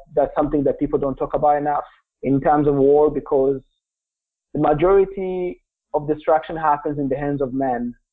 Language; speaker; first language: English; non-native, local second language; Kinyarwanda